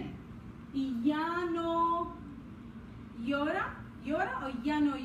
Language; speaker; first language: Spanish; non-native, fluent; English